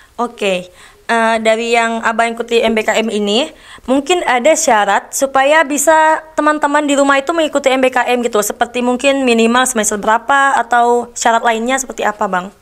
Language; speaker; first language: Indonesian; native; Indonesian